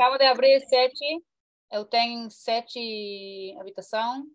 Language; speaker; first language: Portuguese; early bilingual, heritage; Hebrew